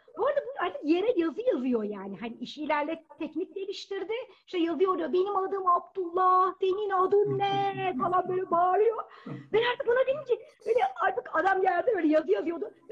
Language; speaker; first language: Turkish; native; Turkish